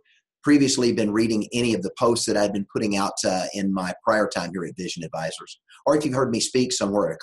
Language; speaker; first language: English; native; English